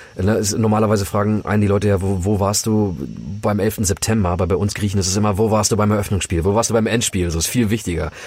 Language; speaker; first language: German; early bilingual, other home language; Greek